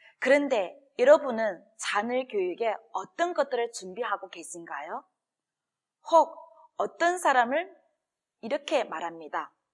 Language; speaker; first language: Korean; non-native, fluent; Chinese